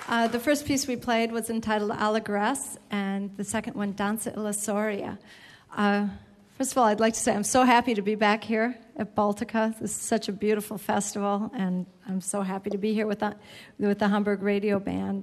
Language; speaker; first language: English; native; English